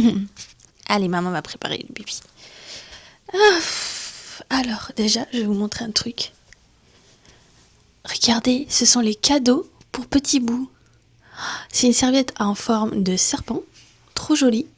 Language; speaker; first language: French; native; French